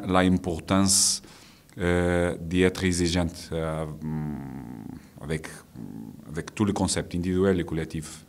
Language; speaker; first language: French; non-native, fluent; Portuguese